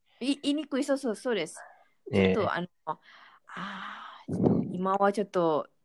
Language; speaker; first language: Japanese; non-native, fluent; Malay